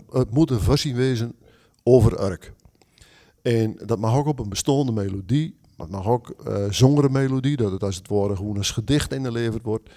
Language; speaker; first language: Dutch; native; Dutch